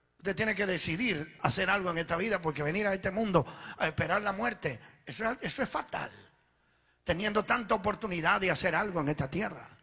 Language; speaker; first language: Spanish; early bilingual, other home language; Italian